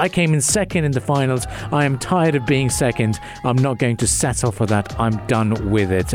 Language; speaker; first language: English; non-native, local second language; Urdu